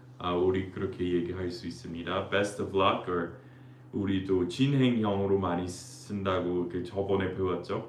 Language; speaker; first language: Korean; non-native, fluent; English